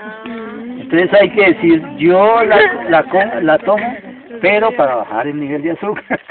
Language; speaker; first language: Spanish; native; Spanish